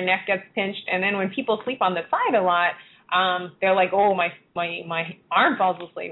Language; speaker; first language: English; non-native, local second language; Cantonese